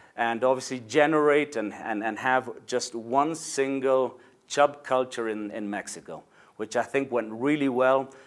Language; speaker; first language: English; non-native, fluent; Spanish